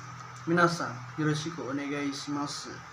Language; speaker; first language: Japanese; non-native, learner; Indonesian